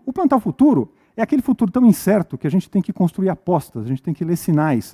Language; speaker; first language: Portuguese; native; Portuguese